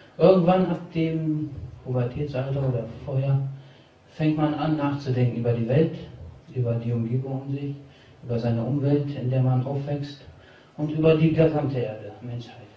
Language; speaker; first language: German; early bilingual, other home language; Albanian